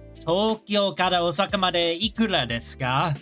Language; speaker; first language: Japanese; non-native, learner; English